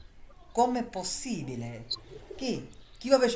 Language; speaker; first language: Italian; non-native, fluent; Bangla